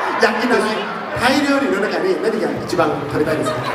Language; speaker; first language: Japanese; non-native, learner; Thai